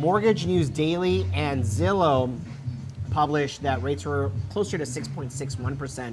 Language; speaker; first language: English; native; English